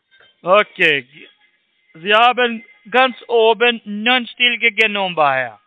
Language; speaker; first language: German; non-native, learner; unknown